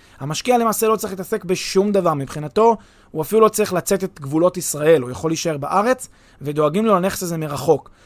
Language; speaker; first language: Hebrew; native; Hebrew